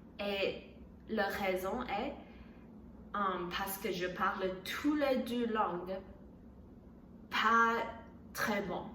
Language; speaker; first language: French; non-native, learner; Chinese